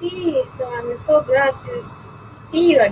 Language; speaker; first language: English; non-native, learner; Japanese